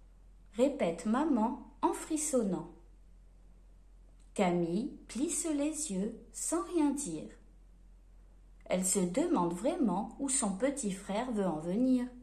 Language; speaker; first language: French; native; French